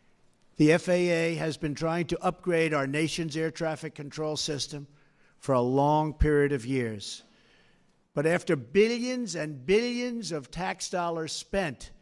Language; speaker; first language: English; native; English